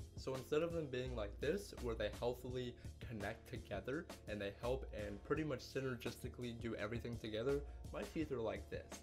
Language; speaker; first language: English; native; English